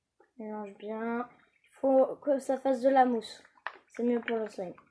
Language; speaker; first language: French; native; French